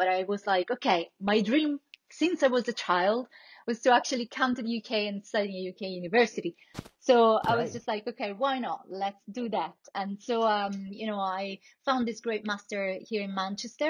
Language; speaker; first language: English; non-native, fluent; Italian